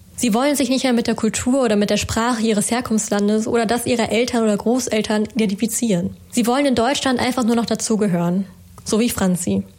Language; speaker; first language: German; native; German